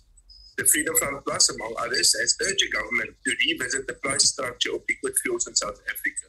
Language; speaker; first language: English; non-native, local second language; Afrikaans